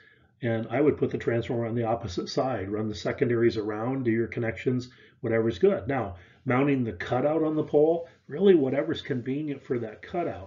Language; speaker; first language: English; native; English